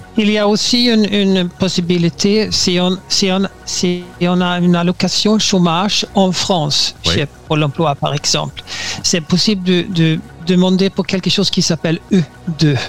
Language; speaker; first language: French; non-native, learner; Swedish